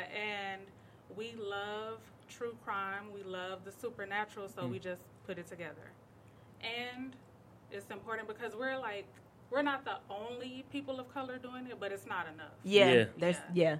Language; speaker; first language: English; native; English